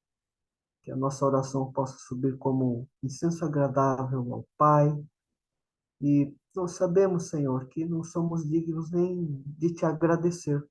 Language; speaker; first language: Portuguese; native; Portuguese